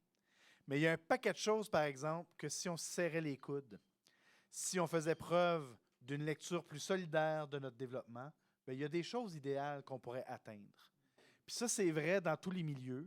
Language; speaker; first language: French; native; French